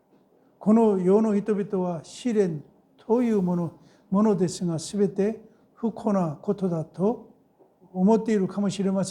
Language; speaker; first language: Japanese; non-native, fluent; Korean